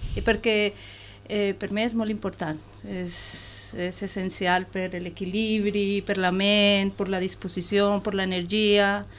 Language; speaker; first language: Catalan; non-native, learner; Spanish